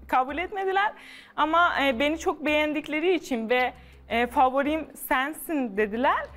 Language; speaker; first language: Turkish; non-native, fluent; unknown